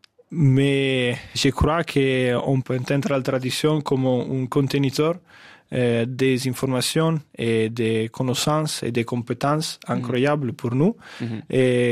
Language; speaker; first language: French; non-native, fluent; Italian